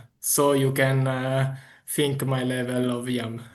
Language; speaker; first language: English; non-native, fluent; Italian